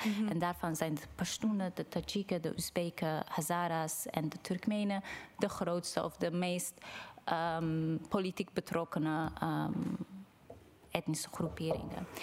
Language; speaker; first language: Dutch; non-native, fluent; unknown